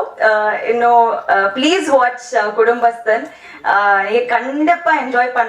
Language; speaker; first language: Tamil; non-native, learner; Telugu